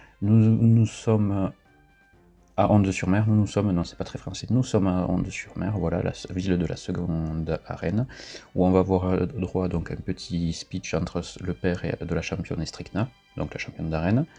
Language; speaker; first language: French; native; French